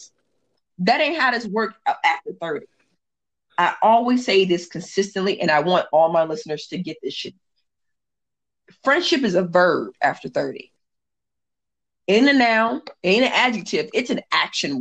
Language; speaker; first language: English; native; English